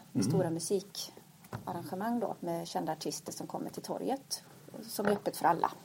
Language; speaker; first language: Swedish; native; Swedish